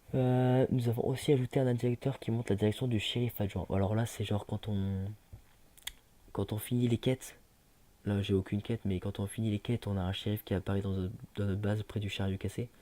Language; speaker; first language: French; native; French